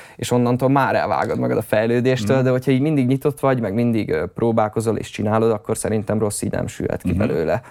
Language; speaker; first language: Hungarian; native; Hungarian